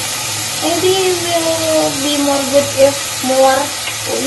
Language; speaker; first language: English; non-native, learner; Indonesian